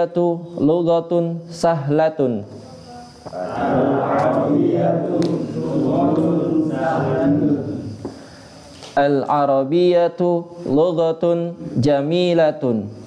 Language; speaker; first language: Arabic; non-native, learner; Indonesian